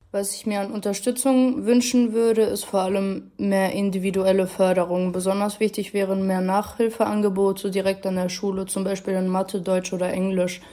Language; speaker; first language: German; early bilingual, other home language; Arabic